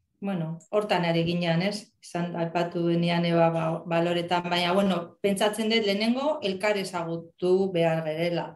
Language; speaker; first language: Basque; native; Basque